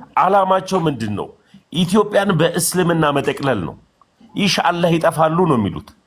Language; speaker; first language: Amharic; non-native, local second language; Oromo